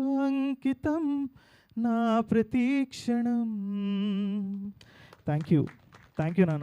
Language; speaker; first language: Telugu; native; Telugu